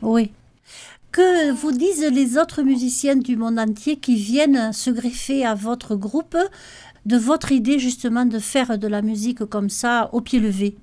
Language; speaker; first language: French; native; French